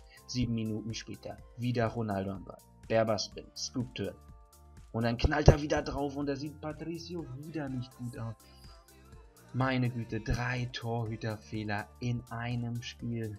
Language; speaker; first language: German; native; German